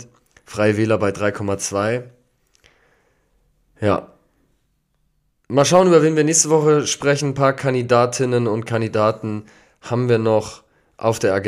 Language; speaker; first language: German; native; German